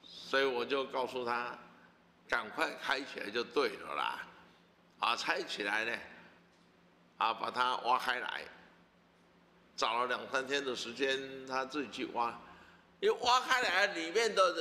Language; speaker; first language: Chinese; native; Chinese